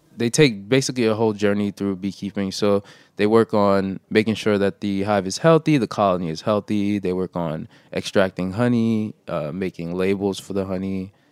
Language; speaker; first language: English; early bilingual, other home language; Haitian Creole